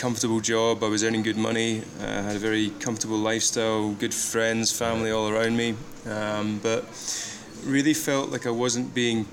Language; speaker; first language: English; native; English